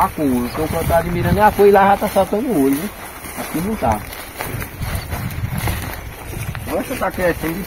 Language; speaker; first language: Portuguese; native; Portuguese